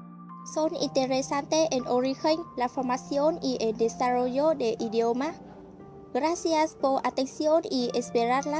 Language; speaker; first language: Spanish; non-native, learner; Vietnamese